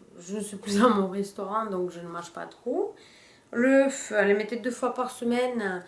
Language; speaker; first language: French; non-native, fluent; Russian